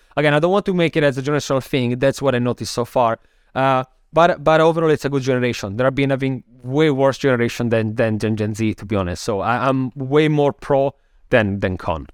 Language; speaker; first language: English; non-native, fluent; Italian